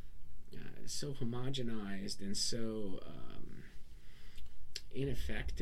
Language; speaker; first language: English; early bilingual, other home language; Serbian